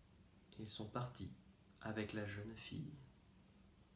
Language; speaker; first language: French; native; French